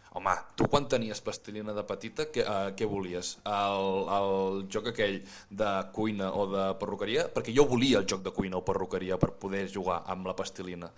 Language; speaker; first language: Catalan; native; Catalan